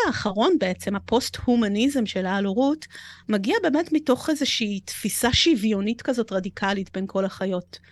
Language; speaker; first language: Hebrew; early bilingual, other home language; Romanian